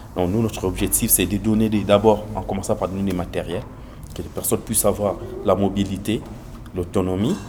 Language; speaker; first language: French; non-native, local second language; Lingala